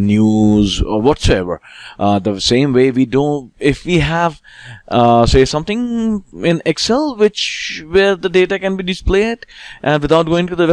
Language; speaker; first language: English; non-native, local second language; Hindi